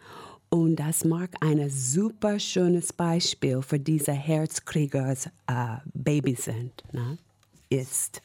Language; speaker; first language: German; non-native, fluent; English